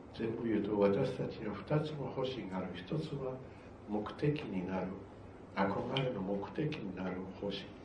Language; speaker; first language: Japanese; non-native, fluent; Spanish